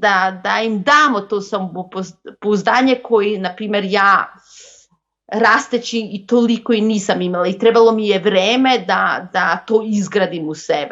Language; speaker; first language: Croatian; non-native, local second language; Macedonian